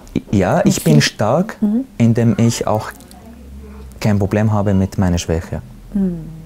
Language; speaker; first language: German; non-native, fluent; Arabic